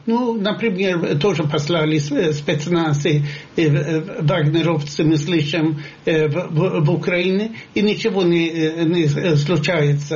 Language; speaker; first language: Russian; non-native, fluent; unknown